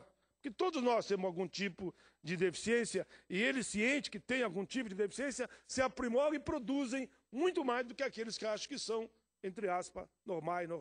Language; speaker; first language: Portuguese; native; Portuguese